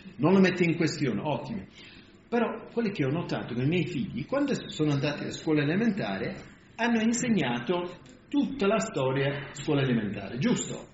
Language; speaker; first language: Italian; non-native, fluent; English